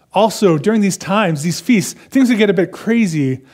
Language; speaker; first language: English; native; English